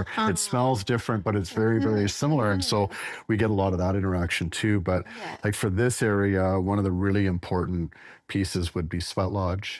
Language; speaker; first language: English; native; English